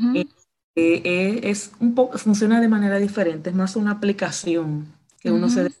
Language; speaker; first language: Spanish; native; Spanish